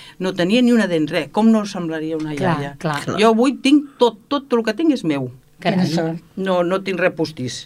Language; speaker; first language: Catalan; native; Catalan